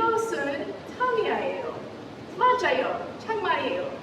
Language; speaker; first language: Korean; non-native, learner; English